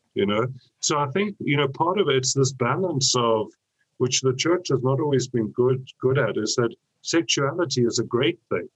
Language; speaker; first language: English; native; English